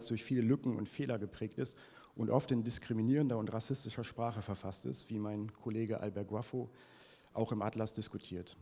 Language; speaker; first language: German; native; German